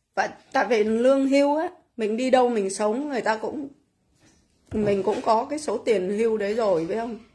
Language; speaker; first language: Vietnamese; native; Vietnamese